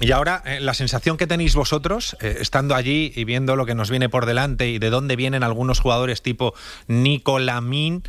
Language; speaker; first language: Spanish; native; Spanish